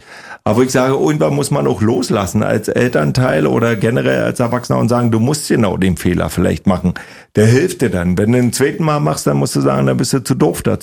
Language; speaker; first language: German; native; German